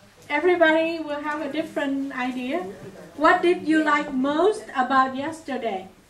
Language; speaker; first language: English; non-native, fluent; Vietnamese